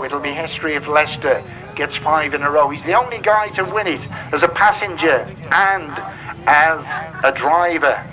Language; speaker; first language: English; native; English